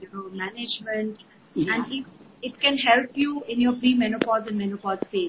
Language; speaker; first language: English; non-native, local second language; Hindi